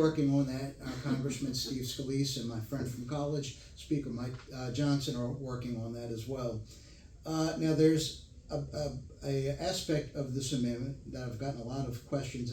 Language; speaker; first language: English; native; English